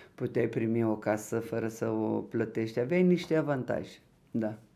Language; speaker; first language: Romanian; non-native, local second language; Ukrainian